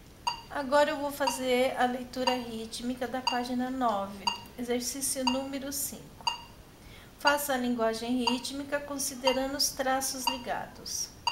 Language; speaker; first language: Portuguese; native; Portuguese